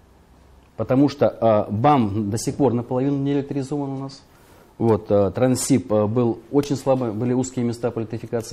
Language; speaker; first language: Russian; native; Russian